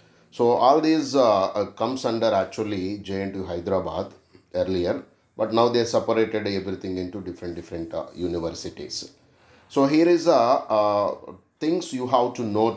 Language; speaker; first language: English; non-native, local second language; Telugu